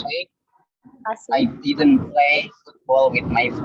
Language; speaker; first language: English; non-native, learner; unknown